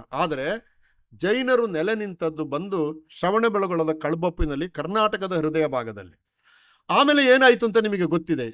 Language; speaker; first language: Kannada; non-native, local second language; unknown